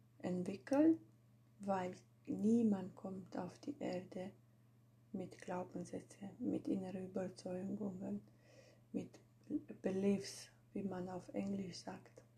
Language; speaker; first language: German; non-native, fluent; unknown